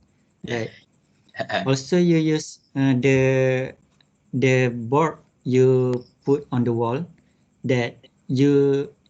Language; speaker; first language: English; non-native, local second language; Malay